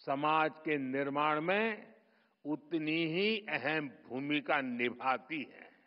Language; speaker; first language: Hindi; non-native, local second language; Gujarati